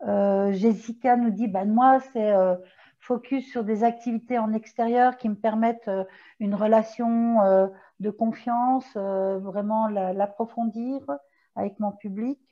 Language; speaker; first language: French; native; French